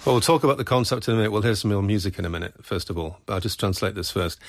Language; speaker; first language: English; native; English